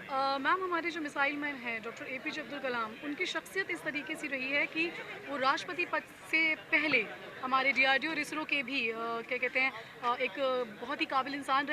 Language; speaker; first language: Hindi; native; Hindi